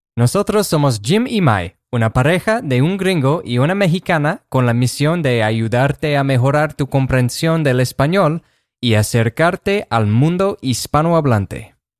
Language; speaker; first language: Spanish; non-native, fluent; English